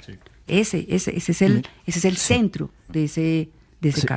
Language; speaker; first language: Spanish; native; Spanish